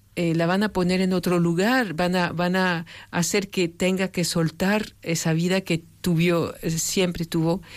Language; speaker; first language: Spanish; non-native, fluent; French